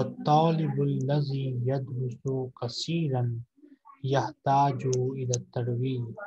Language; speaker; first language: Arabic; non-native, fluent; Urdu